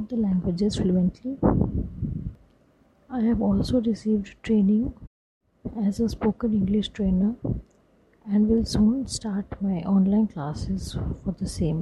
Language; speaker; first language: English; non-native, local second language; Hindi